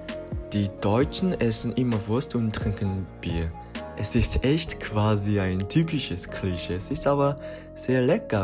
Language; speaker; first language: German; non-native, fluent; Korean